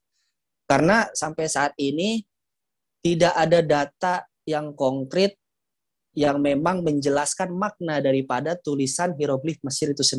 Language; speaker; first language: Indonesian; native; Indonesian